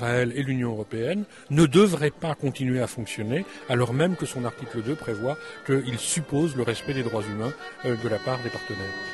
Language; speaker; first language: French; native; French